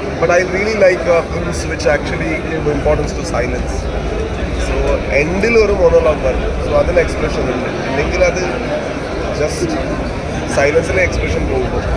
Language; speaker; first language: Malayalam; non-native, learner; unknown